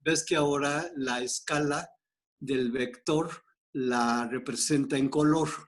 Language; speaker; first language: Spanish; native; Spanish